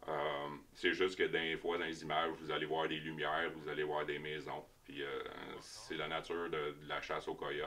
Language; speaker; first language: French; native; French